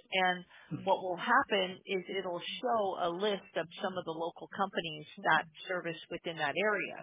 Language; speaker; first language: English; native; English